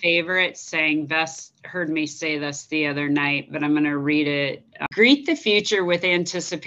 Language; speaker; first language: English; native; English